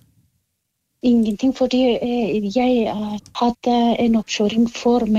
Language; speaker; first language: Norwegian; non-native, fluent; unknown